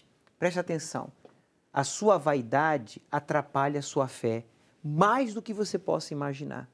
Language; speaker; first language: Portuguese; native; Portuguese